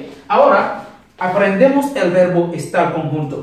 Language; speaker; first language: Spanish; non-native, learner; Haitian Creole